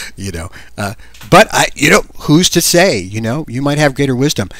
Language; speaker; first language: English; native; English